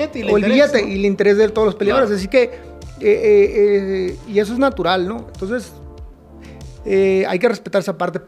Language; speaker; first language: Spanish; native; Spanish